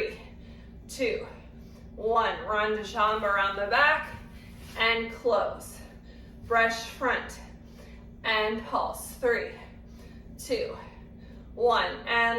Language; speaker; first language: English; native; English